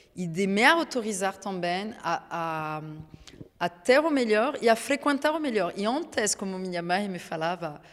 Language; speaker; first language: Portuguese; non-native, fluent; French